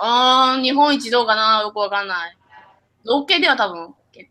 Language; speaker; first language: Japanese; native; Japanese